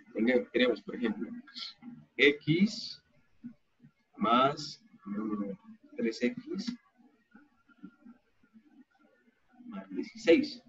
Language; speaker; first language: Spanish; native; Spanish